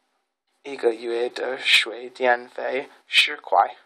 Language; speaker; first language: Chinese; non-native, learner; English